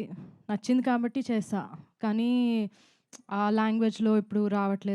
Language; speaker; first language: Telugu; non-native, fluent; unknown